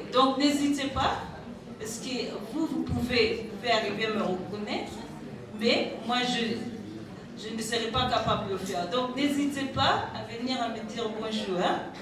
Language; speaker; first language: French; non-native, fluent; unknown